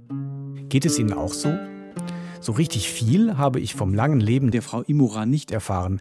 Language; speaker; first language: German; native; German